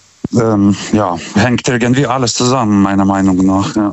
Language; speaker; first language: German; non-native, fluent; Lithuanian